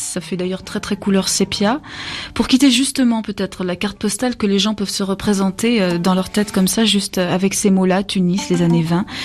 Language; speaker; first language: French; non-native, local second language; Mossi